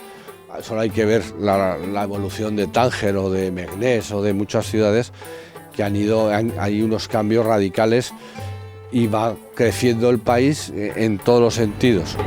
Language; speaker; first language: Spanish; native; Spanish